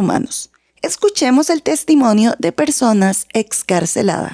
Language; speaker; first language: Spanish; native; Spanish